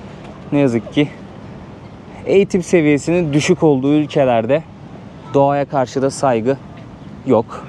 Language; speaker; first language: Turkish; native; Turkish